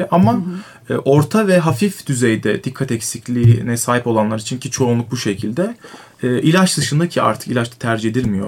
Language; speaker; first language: Turkish; native; Turkish